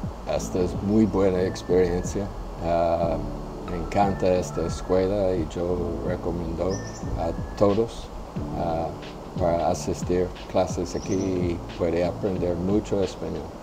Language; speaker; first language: Spanish; non-native, learner; English